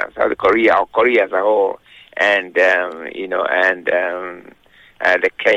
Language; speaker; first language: English; non-native, local second language; Kikuyu